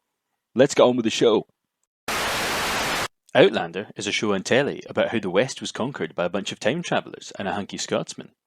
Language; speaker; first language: English; native; English